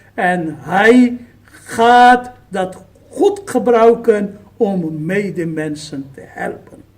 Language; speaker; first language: Dutch; non-native, fluent; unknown